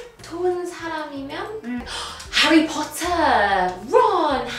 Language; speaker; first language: Korean; non-native, fluent; English